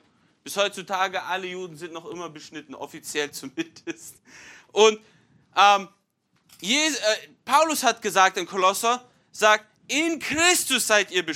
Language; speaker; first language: German; non-native, fluent; English